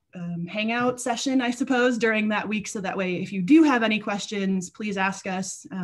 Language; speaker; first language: English; native; English